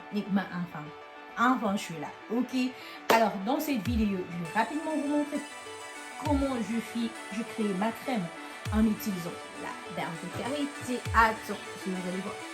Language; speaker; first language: French; non-native, fluent; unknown